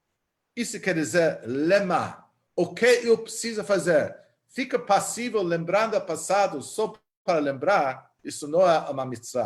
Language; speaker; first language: Portuguese; non-native, fluent; Hebrew